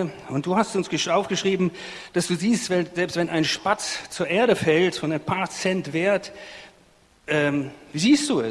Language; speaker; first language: German; native; German